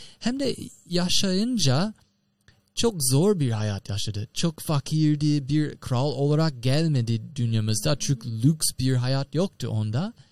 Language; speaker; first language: Turkish; non-native, fluent; English